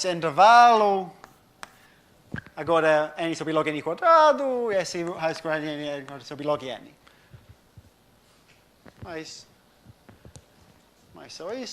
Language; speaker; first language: Portuguese; non-native, fluent; English